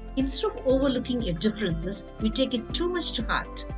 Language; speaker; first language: English; non-native, local second language; Tamil